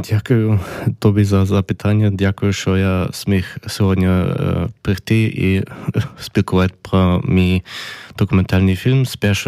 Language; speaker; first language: Ukrainian; non-native, fluent; German